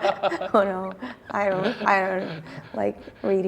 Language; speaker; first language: English; non-native, fluent; Korean